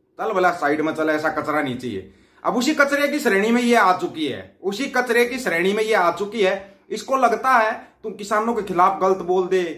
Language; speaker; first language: Hindi; native; Hindi